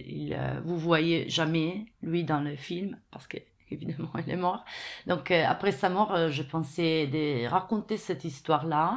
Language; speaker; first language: French; non-native, fluent; Italian